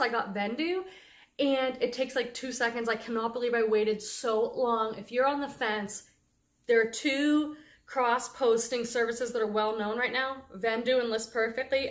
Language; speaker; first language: English; native; English